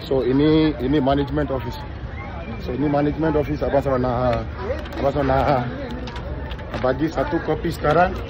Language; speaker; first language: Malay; non-native, fluent; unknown